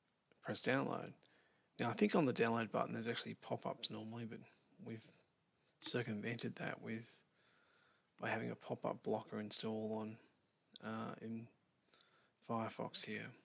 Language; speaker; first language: English; native; English